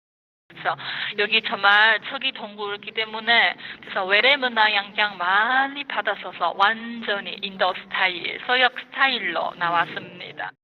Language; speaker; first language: Korean; non-native, fluent; Chinese